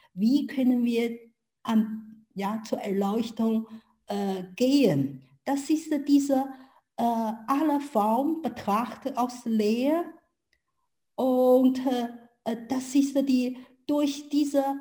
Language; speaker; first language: German; non-native, learner; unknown